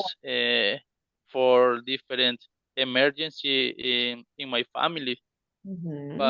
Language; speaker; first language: English; non-native, learner; Spanish